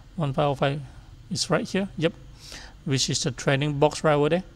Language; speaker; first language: English; non-native, local second language; Chinese